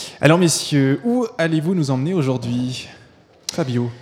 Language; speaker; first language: French; native; French